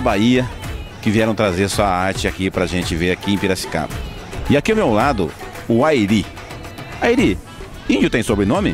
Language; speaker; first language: Portuguese; native; Portuguese